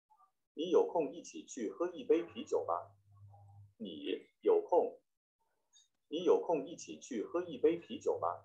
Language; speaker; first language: Chinese; non-native, learner; Vietnamese